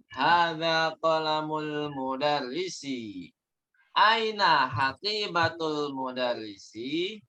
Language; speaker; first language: Arabic; non-native, fluent; Indonesian